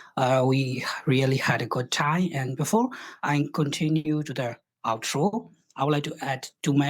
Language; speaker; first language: English; non-native, fluent; Burmese